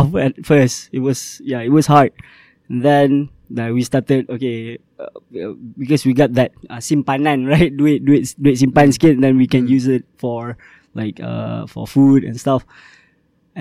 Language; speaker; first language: English; non-native, local second language; Malay